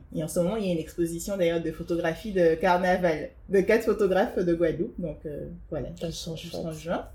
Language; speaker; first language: French; native; French